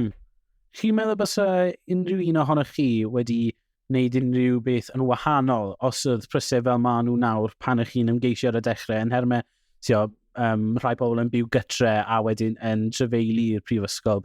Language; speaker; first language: Welsh; native; Welsh